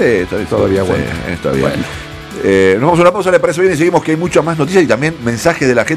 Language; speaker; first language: Spanish; native; Spanish